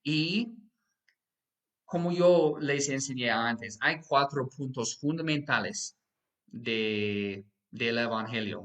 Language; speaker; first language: Spanish; non-native, fluent; English